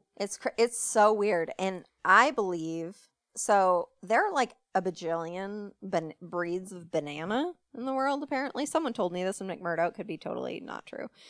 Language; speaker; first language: English; native; English